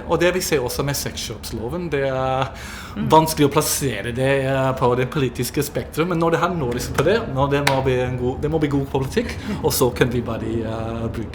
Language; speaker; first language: Norwegian; non-native, fluent; English